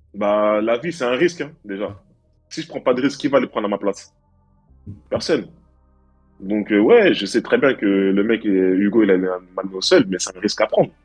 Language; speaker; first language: French; native; French